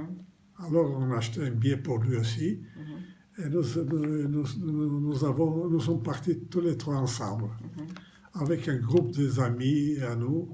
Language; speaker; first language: French; non-native, fluent; Romanian